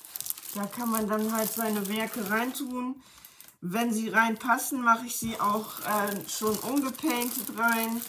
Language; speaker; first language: German; native; German